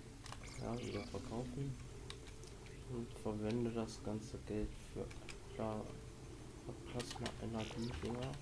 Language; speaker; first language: German; native; German